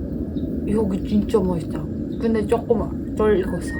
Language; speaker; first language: Korean; non-native, fluent; Ukrainian